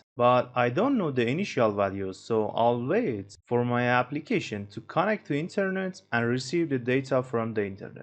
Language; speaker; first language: English; non-native, fluent; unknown